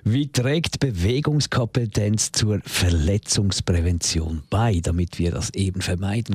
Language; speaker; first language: German; native; German